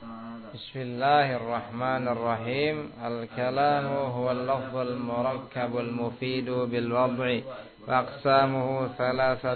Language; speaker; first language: Arabic; non-native, fluent; Indonesian